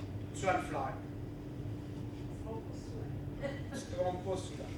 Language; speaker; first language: French; native; French